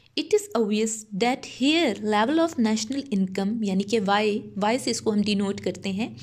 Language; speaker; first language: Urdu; non-native, local second language; Punjabi